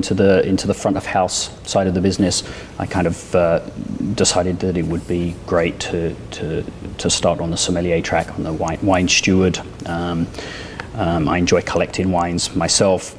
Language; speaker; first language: English; native; English